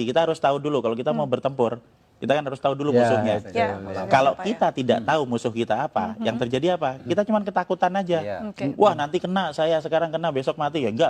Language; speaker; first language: Indonesian; native; Indonesian